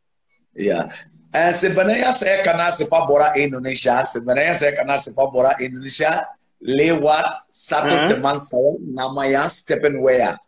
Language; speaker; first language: Indonesian; non-native, fluent; English